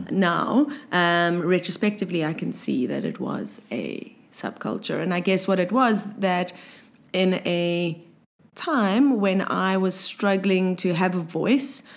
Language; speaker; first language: English; native; English